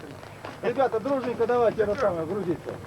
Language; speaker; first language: Russian; native; Russian